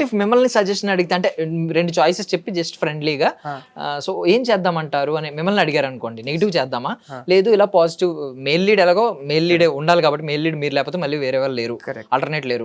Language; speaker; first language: Telugu; native; Telugu